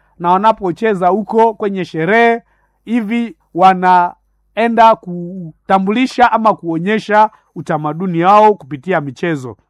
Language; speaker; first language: Swahili; non-native, local second language; Nande